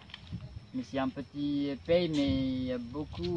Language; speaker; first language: French; non-native, learner; Indonesian